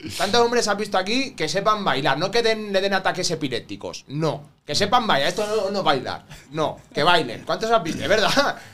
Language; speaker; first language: Spanish; native; Spanish